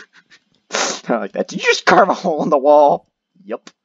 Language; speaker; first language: English; native; English